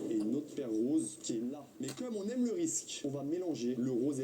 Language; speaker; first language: French; native; French